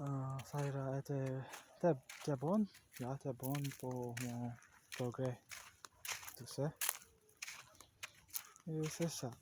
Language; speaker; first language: French; non-native, learner; Portuguese